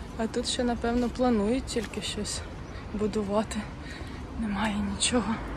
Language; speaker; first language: Ukrainian; non-native, local second language; Russian